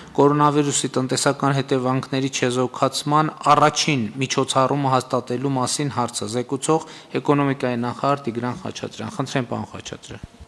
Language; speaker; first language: Armenian; native; Armenian